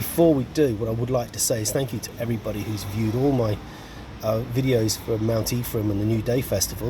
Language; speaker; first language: English; native; English